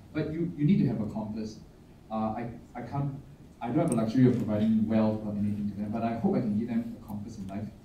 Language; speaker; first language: English; non-native, local second language; Chinese